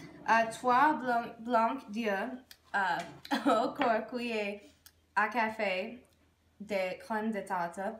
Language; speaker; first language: French; non-native, learner; English